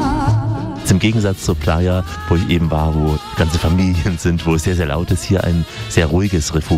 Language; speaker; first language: German; native; German